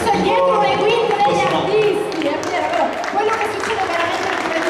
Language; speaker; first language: Italian; native; Italian